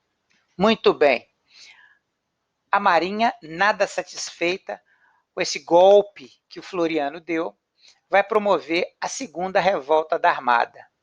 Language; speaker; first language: Portuguese; native; Portuguese